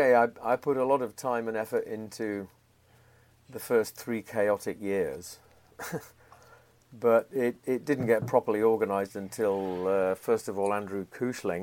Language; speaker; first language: English; native; English